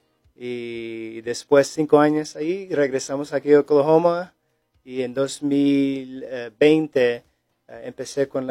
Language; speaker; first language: Spanish; early bilingual, heritage; English